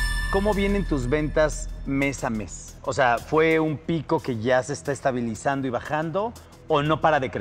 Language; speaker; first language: Spanish; native; Spanish